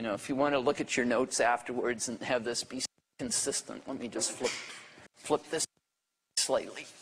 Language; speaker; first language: English; native; English